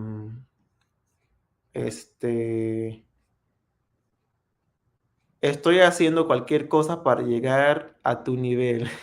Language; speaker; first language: Spanish; non-native, fluent; English